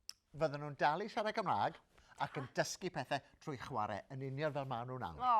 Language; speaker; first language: Welsh; native; Welsh